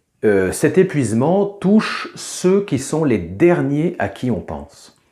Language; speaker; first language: French; native; French